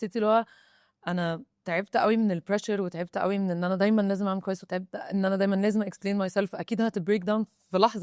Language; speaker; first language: Arabic; native; Arabic